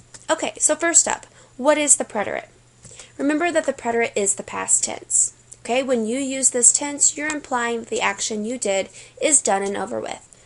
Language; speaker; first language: English; native; English